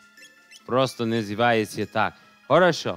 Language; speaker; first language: Russian; non-native, learner; English